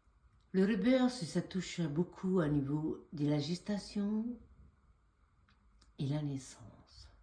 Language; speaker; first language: French; non-native, fluent; Italian